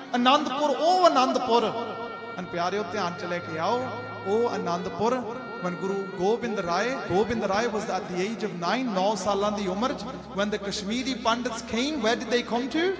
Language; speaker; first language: Punjabi; early bilingual, heritage; Punjabi